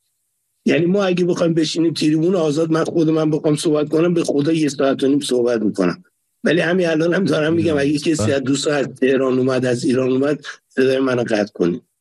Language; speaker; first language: Persian; native; Persian